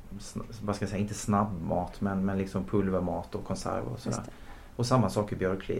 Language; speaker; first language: Swedish; native; Swedish